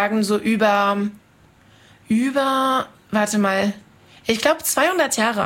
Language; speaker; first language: German; non-native, fluent; French